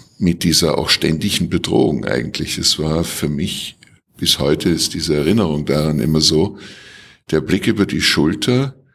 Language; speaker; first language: German; native; German